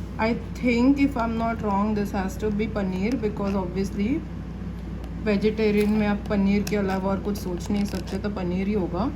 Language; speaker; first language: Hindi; non-native, local second language; Bangla